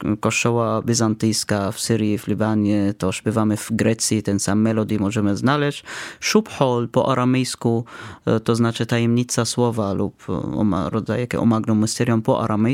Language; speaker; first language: Polish; non-native, fluent; Arabic